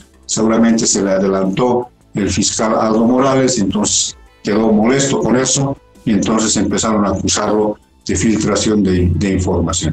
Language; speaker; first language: Spanish; native; Spanish